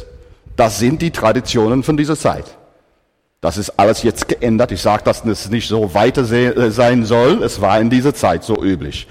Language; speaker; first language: German; non-native, fluent; English